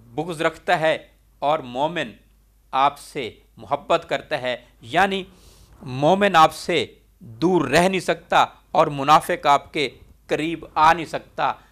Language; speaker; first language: Urdu; non-native, local second language; Punjabi